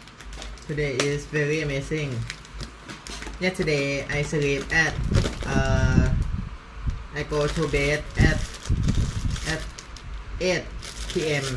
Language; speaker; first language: English; non-native, learner; Thai